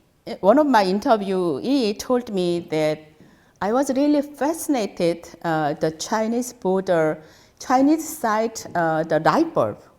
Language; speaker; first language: English; non-native, fluent; Korean